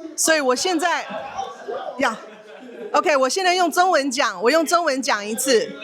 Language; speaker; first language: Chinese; early bilingual, heritage; Chinese